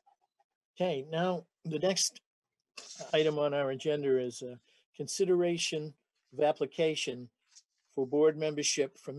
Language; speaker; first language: English; native; English